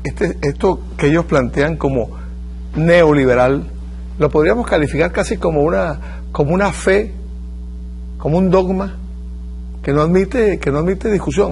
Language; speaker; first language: Spanish; native; Spanish